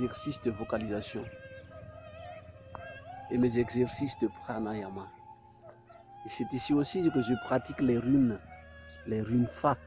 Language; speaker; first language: French; non-native, local second language; Malagasy